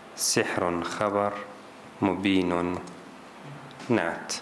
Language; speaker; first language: Arabic; non-native, fluent; Turkish